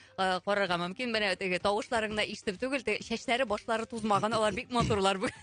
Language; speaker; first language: Tatar; native; Tatar